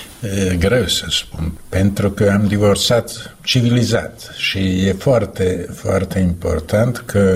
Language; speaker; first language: Romanian; non-native, learner; Slovak